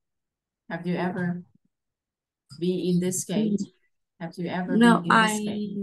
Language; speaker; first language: English; non-native, fluent; Vietnamese